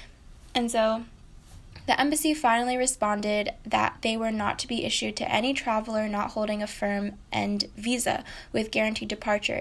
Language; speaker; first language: English; native; English